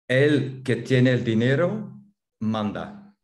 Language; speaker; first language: Spanish; non-native, fluent; Dutch